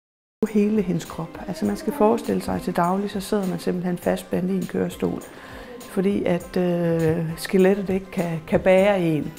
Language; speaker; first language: Danish; native; Danish